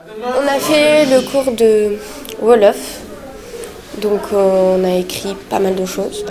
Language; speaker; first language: French; native; French